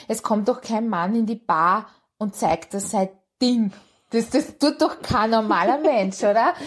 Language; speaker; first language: German; early bilingual, other home language; Hungarian